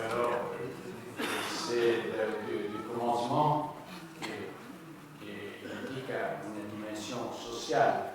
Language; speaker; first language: French; non-native, learner; Spanish